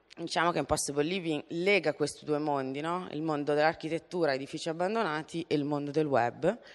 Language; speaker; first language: Italian; native; Italian